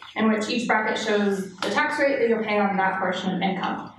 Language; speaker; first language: English; native; English